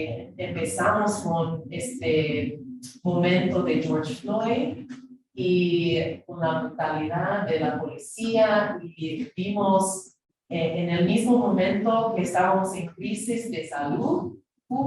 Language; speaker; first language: Spanish; non-native, fluent; English